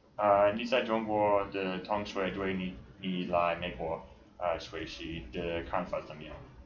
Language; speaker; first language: Chinese; non-native, learner; English